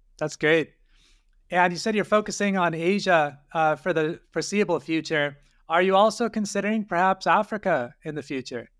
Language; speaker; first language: English; native; English